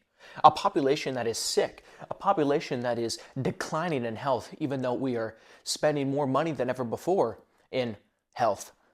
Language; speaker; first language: English; native; English